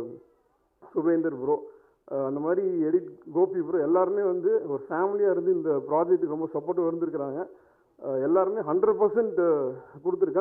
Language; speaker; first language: Tamil; native; Tamil